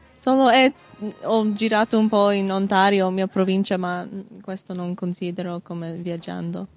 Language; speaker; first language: Italian; non-native, learner; English